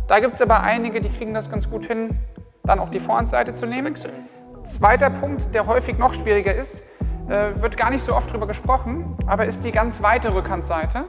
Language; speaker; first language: German; native; German